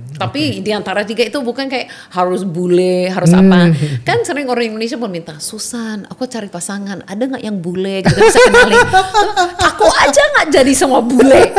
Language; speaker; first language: Indonesian; non-native, fluent; English